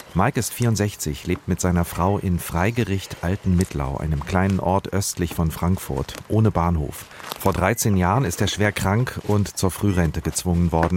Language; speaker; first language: German; native; German